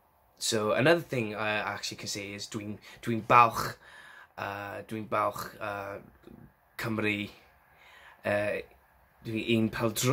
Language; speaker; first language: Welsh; non-native, learner; English